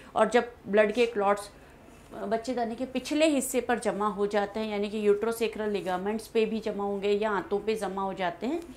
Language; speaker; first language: Hindi; native; Hindi